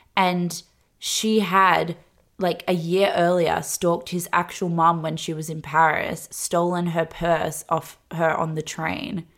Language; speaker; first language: English; native; English